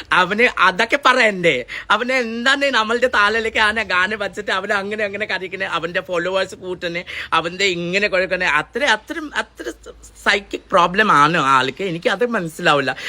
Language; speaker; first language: Malayalam; non-native, fluent; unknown